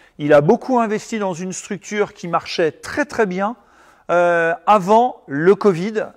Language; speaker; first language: French; native; French